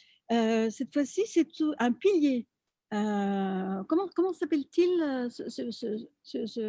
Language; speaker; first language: French; native; French